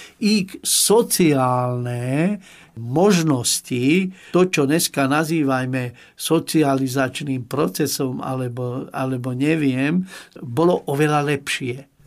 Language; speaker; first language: Slovak; non-native, local second language; Hungarian